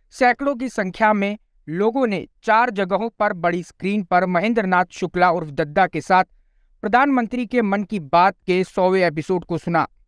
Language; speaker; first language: Hindi; native; Hindi